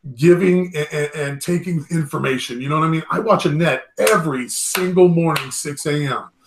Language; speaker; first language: English; native; English